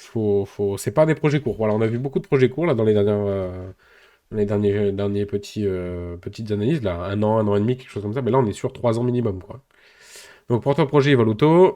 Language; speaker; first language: French; native; French